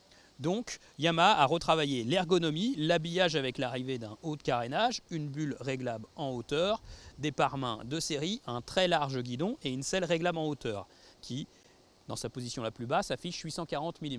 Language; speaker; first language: French; native; French